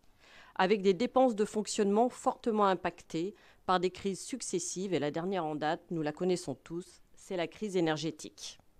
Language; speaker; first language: French; native; French